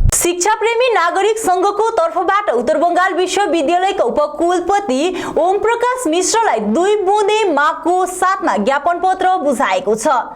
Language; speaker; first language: Nepali; native; Nepali